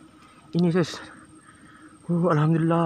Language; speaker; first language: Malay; non-native, local second language; Javanese